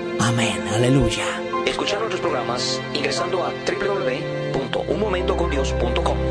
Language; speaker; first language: Spanish; native; Spanish